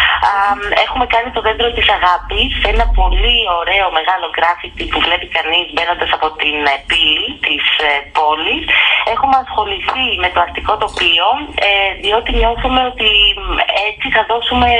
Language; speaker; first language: Greek; native; Greek